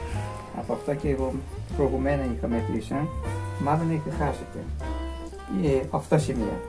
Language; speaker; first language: Greek; non-native, learner; Persian